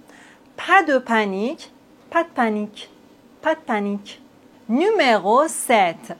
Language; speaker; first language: French; native; French